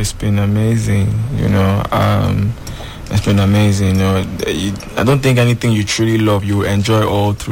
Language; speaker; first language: English; non-native, local second language; Yoruba